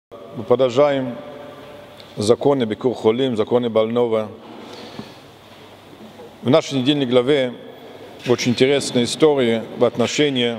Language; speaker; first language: Russian; non-native, fluent; German